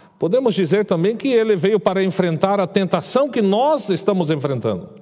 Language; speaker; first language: Portuguese; native; Portuguese